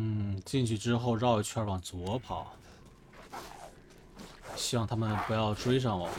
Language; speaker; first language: Chinese; native; Chinese